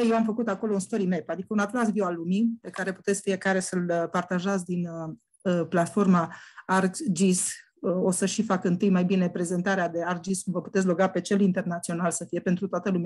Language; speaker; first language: Romanian; native; Romanian